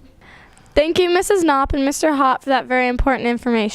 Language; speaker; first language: English; native; English